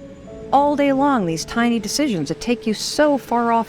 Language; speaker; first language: English; native; English